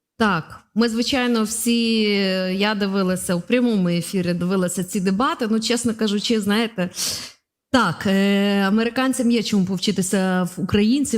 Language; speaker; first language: Ukrainian; native; Ukrainian